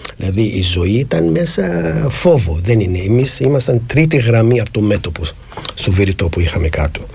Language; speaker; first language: Greek; non-native, fluent; Arabic